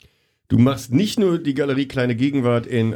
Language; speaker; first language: German; native; German